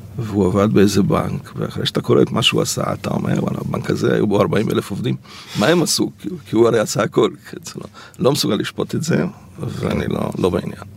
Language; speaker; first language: Hebrew; early bilingual, other home language; Polish